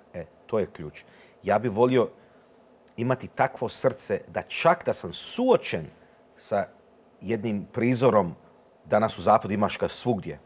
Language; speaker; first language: Croatian; early bilingual, heritage; Croatian